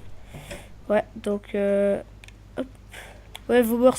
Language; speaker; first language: French; native; French